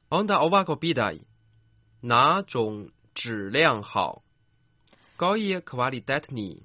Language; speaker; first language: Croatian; non-native, fluent; Chinese